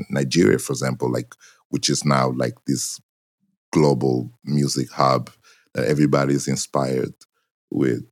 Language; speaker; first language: English; non-native, fluent; Portuguese